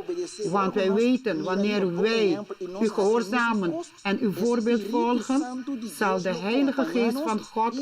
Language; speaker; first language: Dutch; non-native, local second language; Papiamento